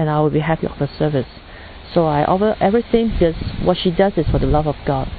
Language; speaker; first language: English; non-native, local second language; Cantonese